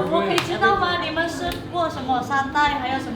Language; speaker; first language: Chinese; non-native, fluent; Indonesian